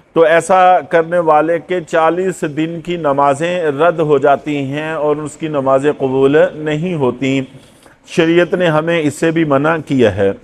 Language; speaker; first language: Urdu; native; Urdu